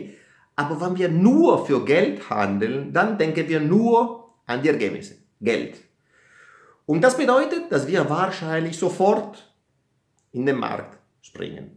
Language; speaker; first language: German; non-native, fluent; Italian